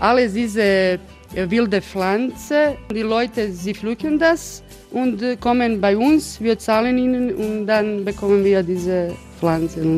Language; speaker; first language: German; non-native, fluent; Croatian